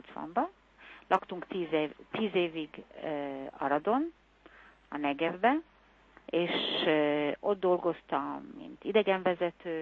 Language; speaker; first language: Hungarian; early bilingual, heritage; Hungarian